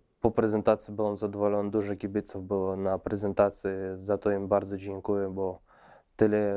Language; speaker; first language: Polish; non-native, fluent; Russian